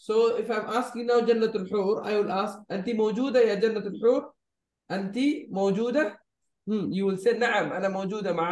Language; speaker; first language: Arabic; non-native, fluent; Hindi